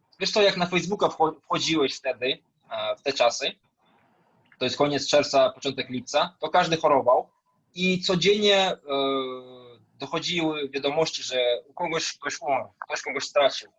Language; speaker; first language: Polish; non-native, fluent; Russian